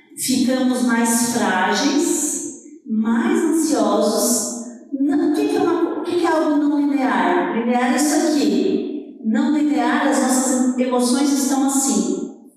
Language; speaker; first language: Portuguese; native; Portuguese